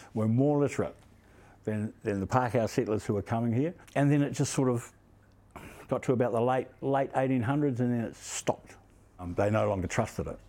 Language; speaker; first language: English; native; English